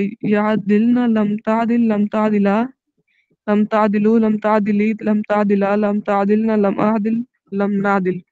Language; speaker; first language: Arabic; non-native, learner; Urdu